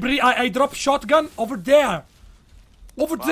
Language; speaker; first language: English; non-native, learner; Italian